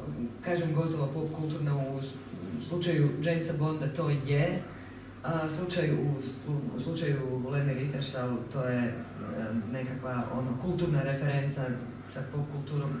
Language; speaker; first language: Croatian; native; Croatian